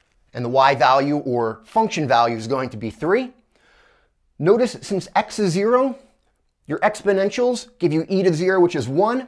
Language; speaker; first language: English; native; English